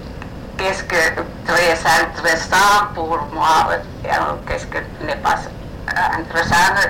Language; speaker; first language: French; non-native, learner; Finnish